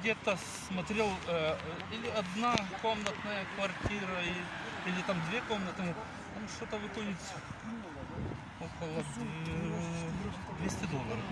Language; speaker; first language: Russian; non-native, local second language; Ukrainian